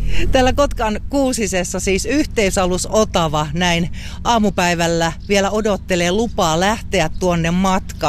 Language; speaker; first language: Finnish; native; Finnish